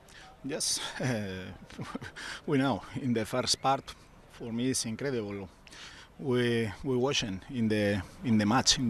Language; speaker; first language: English; non-native, learner; Spanish